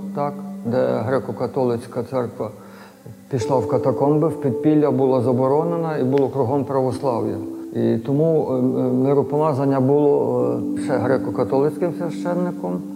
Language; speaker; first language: Ukrainian; native; Ukrainian